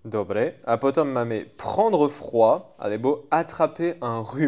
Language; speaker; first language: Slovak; non-native, fluent; French